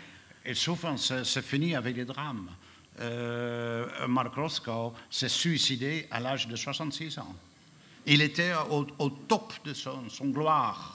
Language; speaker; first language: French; non-native, fluent; Dutch